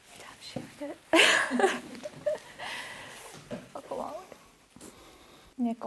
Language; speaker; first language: Korean; non-native, fluent; Persian